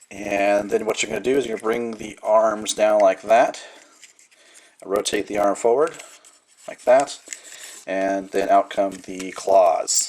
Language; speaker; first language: English; native; English